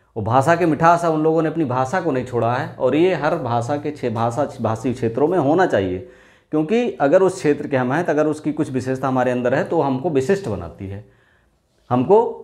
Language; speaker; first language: Hindi; native; Hindi